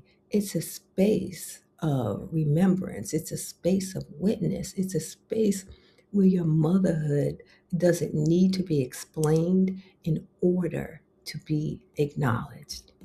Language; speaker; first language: English; native; English